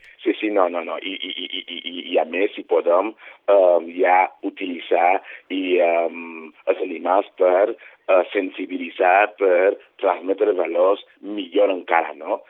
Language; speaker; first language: Catalan; non-native, fluent; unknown